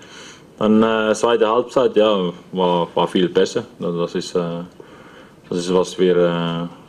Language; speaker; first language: German; non-native, fluent; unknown